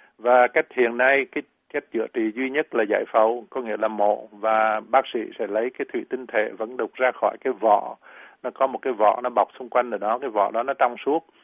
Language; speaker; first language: Vietnamese; native; Vietnamese